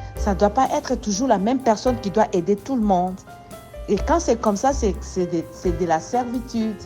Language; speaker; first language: French; non-native, local second language; Lingala